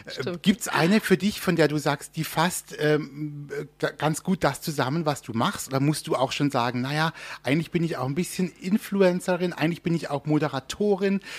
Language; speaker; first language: German; native; German